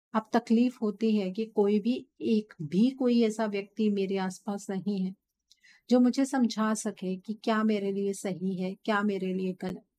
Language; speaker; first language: Hindi; native; Hindi